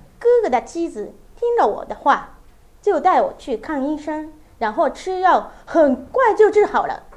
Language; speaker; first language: Chinese; non-native, learner; Japanese